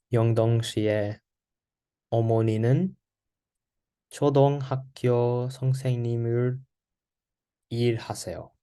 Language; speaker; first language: Korean; non-native, learner; English